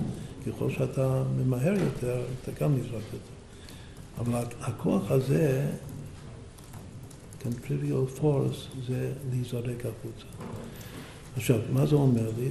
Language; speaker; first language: Hebrew; non-native, fluent; English